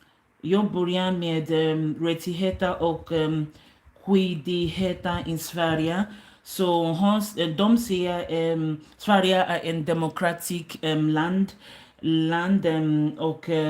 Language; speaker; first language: Swedish; non-native, learner; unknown